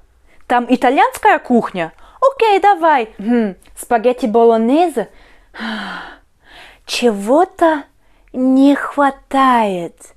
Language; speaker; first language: Russian; non-native, learner; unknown